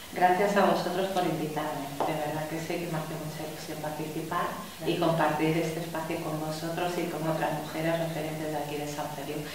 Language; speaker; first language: Spanish; native; Spanish